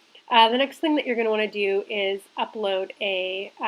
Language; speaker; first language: English; native; English